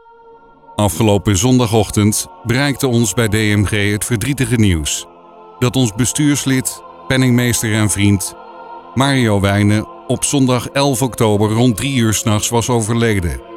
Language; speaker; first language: Dutch; native; Dutch